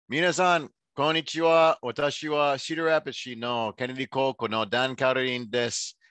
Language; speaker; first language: Japanese; non-native, fluent; English